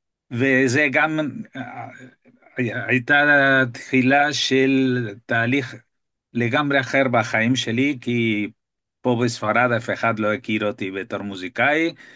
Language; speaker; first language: Hebrew; non-native, fluent; Spanish